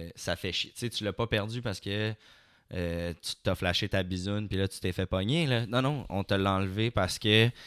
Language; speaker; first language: French; native; French